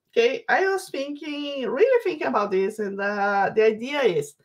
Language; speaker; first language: English; non-native, fluent; Portuguese